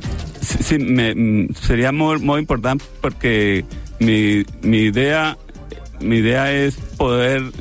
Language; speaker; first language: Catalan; non-native, learner; Spanish